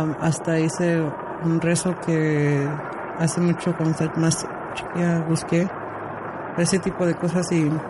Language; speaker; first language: Spanish; early bilingual, heritage; Spanish